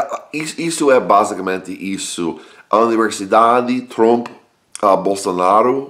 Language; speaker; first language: Portuguese; non-native, learner; English